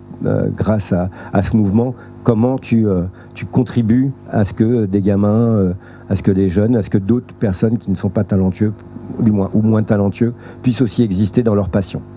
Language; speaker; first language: French; native; French